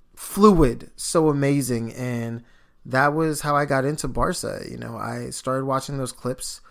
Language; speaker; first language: English; early bilingual, other home language; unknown